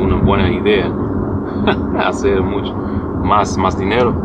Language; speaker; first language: Spanish; non-native, learner; English